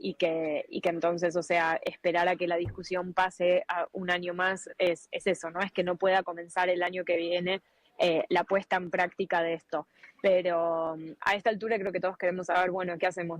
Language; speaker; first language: Spanish; native; Spanish